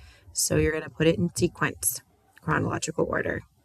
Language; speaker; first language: English; native; English